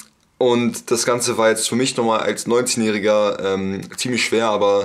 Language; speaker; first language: German; native; German